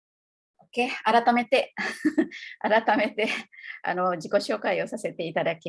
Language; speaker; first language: Japanese; non-native, fluent; Indonesian